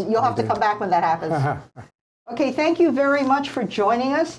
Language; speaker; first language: English; native; English